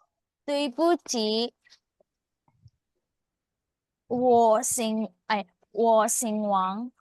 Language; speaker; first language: Chinese; non-native, learner; Filipino